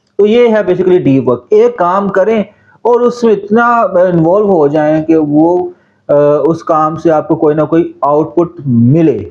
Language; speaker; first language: Urdu; non-native, local second language; Punjabi